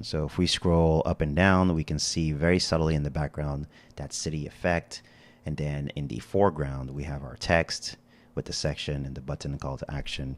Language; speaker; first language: English; native; English